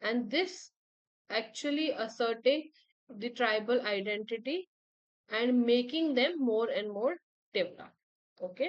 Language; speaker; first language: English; non-native, local second language; Hindi